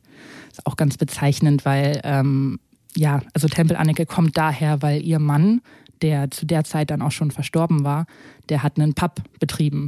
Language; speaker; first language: German; native; German